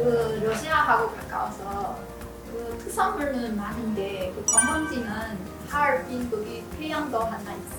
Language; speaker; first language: Korean; non-native, learner; Chinese